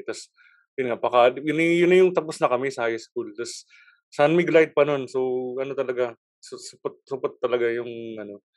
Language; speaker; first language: Filipino; native; Filipino